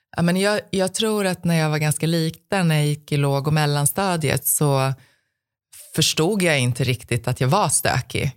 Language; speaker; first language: Swedish; native; Swedish